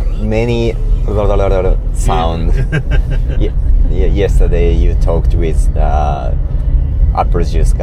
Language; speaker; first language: English; non-native, learner; Japanese